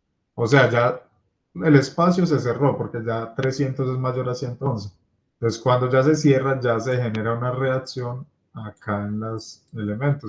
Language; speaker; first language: Spanish; native; Spanish